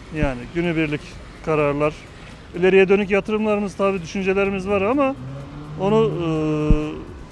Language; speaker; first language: Turkish; native; Turkish